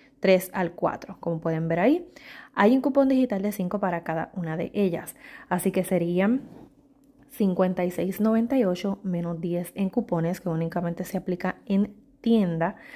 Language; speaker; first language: Spanish; native; Spanish